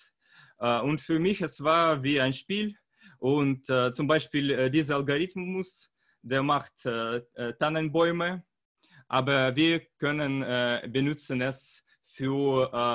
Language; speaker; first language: German; non-native, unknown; Russian